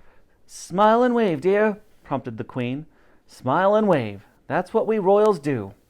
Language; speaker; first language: English; native; English